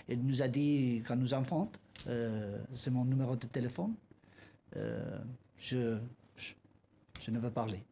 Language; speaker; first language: French; non-native, learner; Spanish